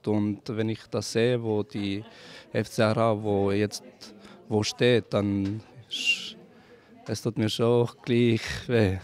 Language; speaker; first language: German; non-native, fluent; Albanian